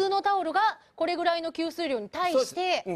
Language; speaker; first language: Japanese; native; Japanese